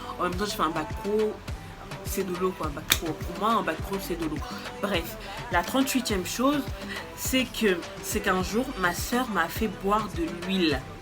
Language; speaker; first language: French; native; French